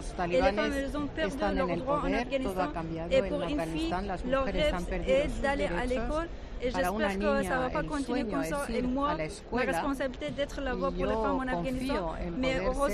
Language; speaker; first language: French; non-native, fluent; Persian